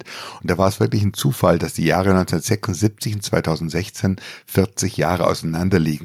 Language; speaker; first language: German; native; German